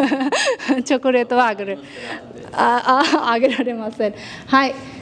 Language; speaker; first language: Japanese; non-native, fluent; Bangla